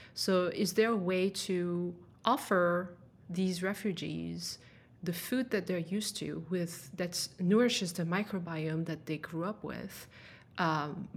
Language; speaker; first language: English; non-native, fluent; French